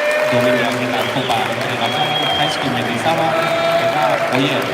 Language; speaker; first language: Basque; native; Basque